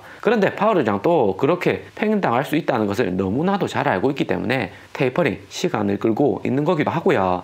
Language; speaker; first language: Korean; native; Korean